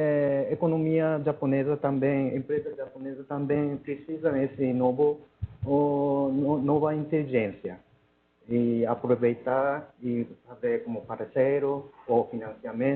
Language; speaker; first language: Portuguese; non-native, learner; Japanese